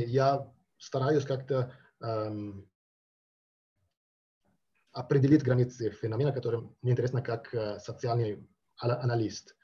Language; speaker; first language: Russian; non-native, fluent; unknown